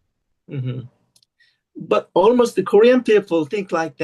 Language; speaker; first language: English; non-native, learner; Korean